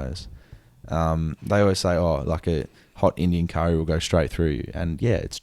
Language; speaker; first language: English; native; English